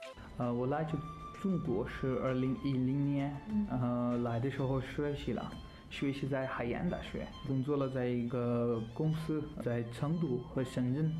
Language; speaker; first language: Chinese; non-native, learner; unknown